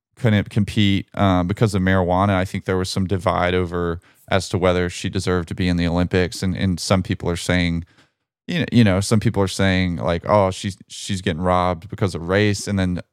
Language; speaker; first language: English; native; English